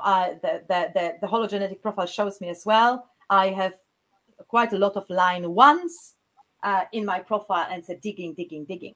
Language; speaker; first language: English; non-native, fluent; Polish